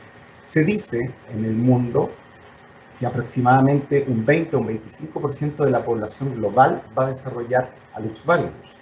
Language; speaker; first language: Spanish; native; Spanish